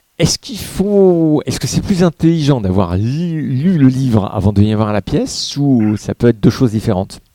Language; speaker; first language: French; native; French